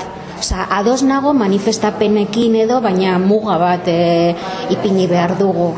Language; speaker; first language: Basque; non-native, local second language; Spanish